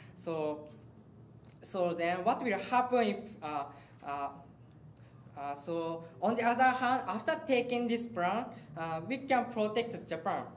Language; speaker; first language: English; non-native, learner; Japanese